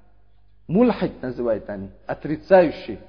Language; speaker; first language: Russian; non-native, learner; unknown